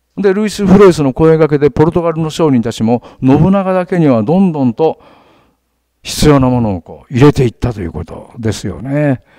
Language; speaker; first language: Japanese; native; Japanese